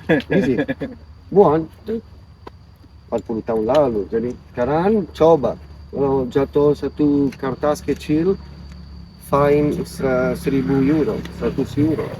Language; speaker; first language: Indonesian; non-native, fluent; Italian